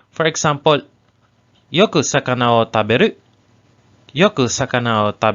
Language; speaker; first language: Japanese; non-native, learner; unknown